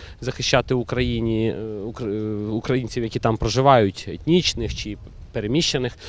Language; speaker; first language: Ukrainian; native; Ukrainian